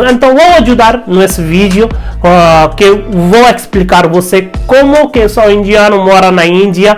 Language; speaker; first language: Portuguese; non-native, learner; Hindi